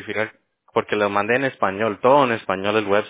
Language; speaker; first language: Spanish; early bilingual, heritage; Spanish